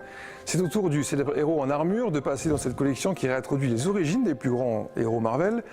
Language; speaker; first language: French; native; French